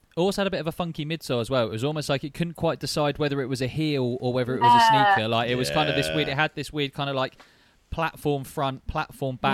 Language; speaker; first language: English; native; English